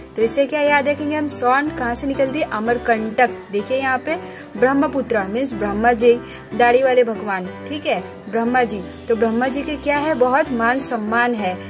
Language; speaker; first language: Hindi; native; Hindi